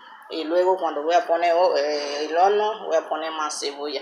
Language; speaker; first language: Spanish; non-native, learner; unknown